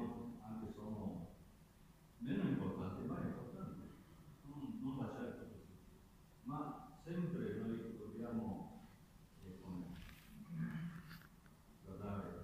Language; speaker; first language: Italian; non-native, learner; Japanese